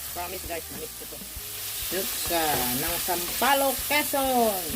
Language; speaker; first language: Filipino; native; Filipino